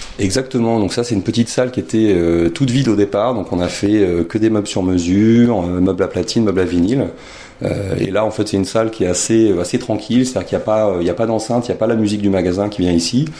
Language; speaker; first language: French; native; French